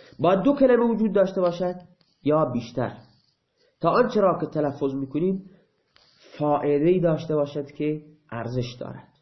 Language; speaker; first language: Persian; non-native, local second language; Baluchi